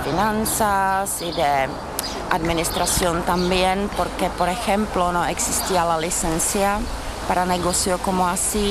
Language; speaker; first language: Spanish; non-native, learner; Czech